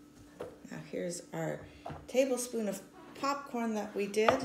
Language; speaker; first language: English; native; English